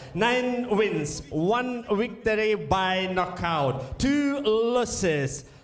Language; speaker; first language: English; non-native, learner; Russian